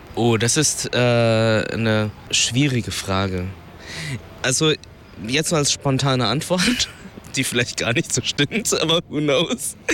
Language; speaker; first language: German; early bilingual, other home language; Vietnamese